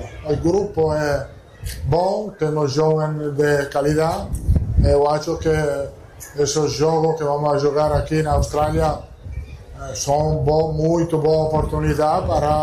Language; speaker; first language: Portuguese; non-native, fluent; Italian